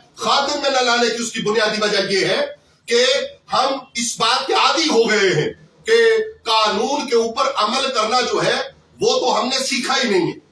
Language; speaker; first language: Urdu; non-native, local second language; Pahari-Potwari